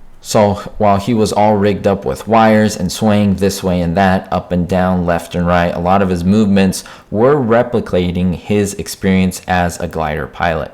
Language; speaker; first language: English; native; English